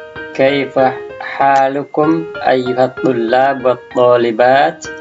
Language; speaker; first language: Arabic; non-native, fluent; Indonesian